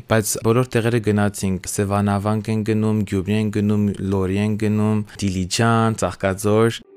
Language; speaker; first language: Armenian; early bilingual, heritage; French